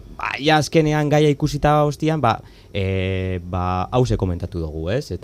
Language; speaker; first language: Basque; native; Basque